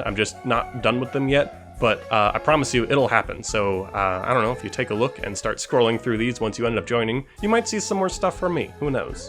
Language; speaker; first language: English; native; English